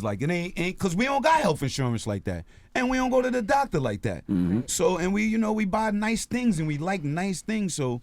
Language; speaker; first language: English; native; English